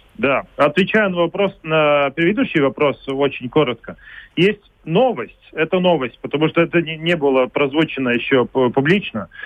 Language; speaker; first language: Russian; non-native, local second language; Latvian